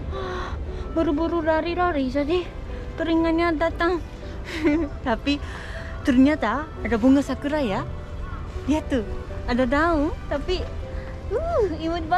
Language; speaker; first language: Indonesian; non-native, fluent; Japanese